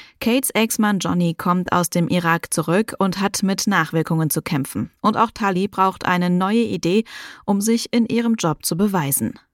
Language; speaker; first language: German; native; German